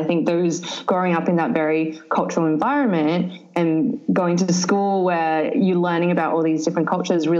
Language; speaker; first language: English; native; English